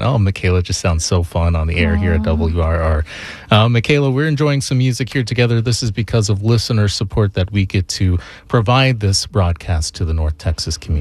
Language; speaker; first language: English; native; English